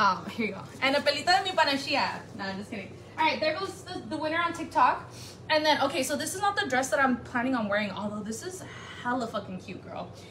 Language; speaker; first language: English; early bilingual, other home language; Spanish